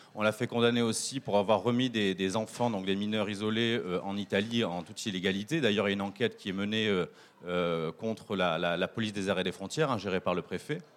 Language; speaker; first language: French; native; French